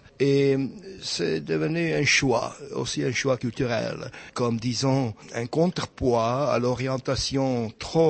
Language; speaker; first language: French; non-native, fluent; Czech